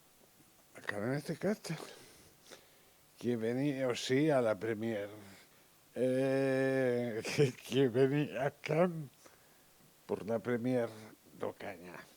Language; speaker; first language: French; non-native, learner; Catalan